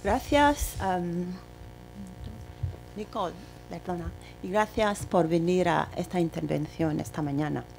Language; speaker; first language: Spanish; non-native, fluent; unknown